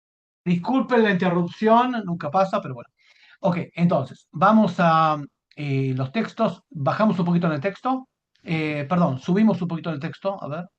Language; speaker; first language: Spanish; native; Spanish